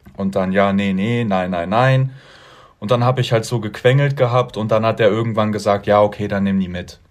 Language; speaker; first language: German; native; German